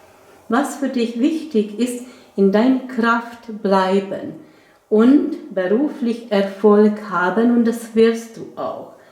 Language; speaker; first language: German; non-native, fluent; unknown